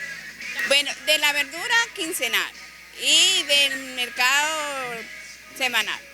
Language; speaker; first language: Spanish; native; Spanish